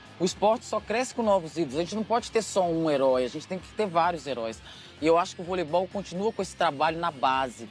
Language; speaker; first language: Portuguese; native; Portuguese